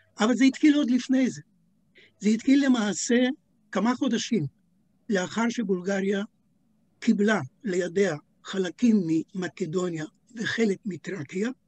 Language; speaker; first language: Hebrew; native; Hebrew